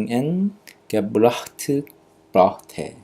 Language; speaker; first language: German; non-native, fluent; Korean